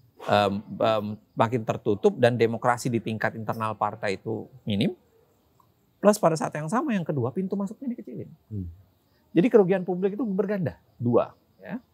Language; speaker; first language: Indonesian; native; Indonesian